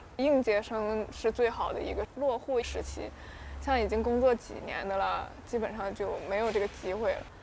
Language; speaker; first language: Chinese; native; Chinese